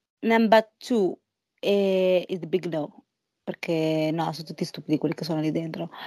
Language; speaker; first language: Italian; early bilingual, heritage; Italian